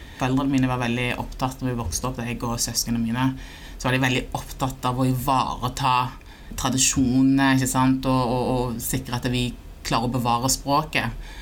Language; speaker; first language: Norwegian; early bilingual, other home language; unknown